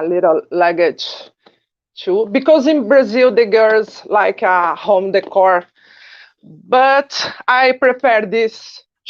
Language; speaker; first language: English; non-native, learner; Portuguese